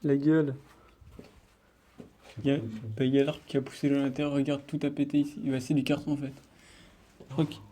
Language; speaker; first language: French; native; French